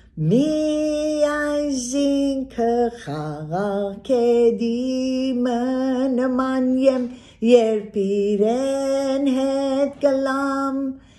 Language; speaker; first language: Armenian; early bilingual, heritage; Armenian